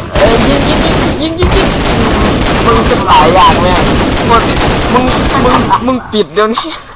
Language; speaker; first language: Thai; native; Thai